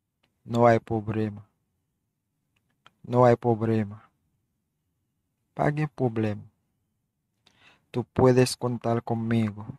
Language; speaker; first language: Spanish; non-native, learner; Haitian Creole